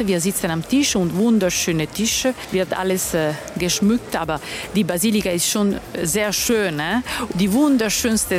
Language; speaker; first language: German; non-native, learner; Italian